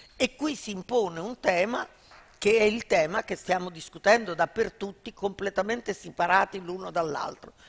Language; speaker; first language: Italian; native; Italian